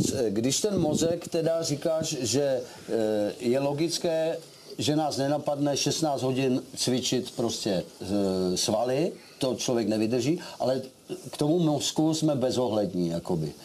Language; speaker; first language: Czech; native; Czech